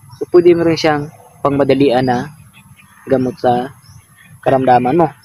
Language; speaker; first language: Filipino; non-native, local second language; Cebuano